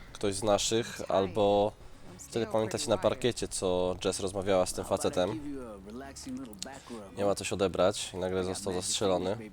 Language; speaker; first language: Polish; native; Polish